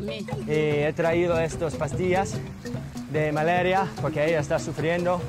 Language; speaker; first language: Spanish; non-native, learner; English